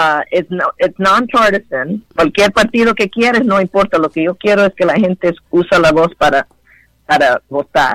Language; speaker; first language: Spanish; early bilingual, heritage; Spanish